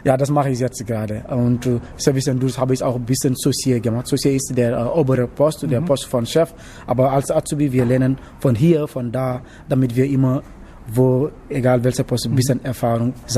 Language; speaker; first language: German; non-native, learner; Wolof